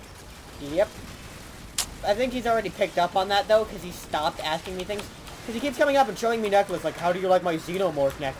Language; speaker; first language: English; native; English